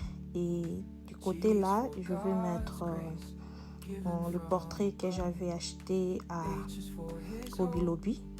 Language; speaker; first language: French; non-native, local second language; Lingala